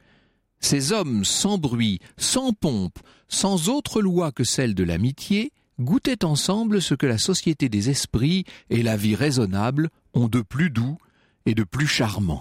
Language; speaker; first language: French; native; French